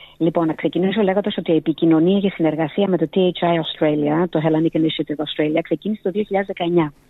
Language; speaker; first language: Greek; early bilingual, heritage; Greek